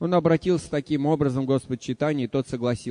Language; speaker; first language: Russian; native; Russian